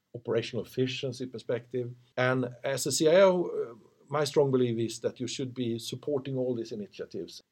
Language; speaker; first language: English; non-native, fluent; Swedish